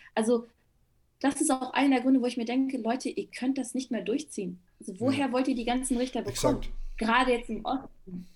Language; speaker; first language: German; early bilingual, other home language; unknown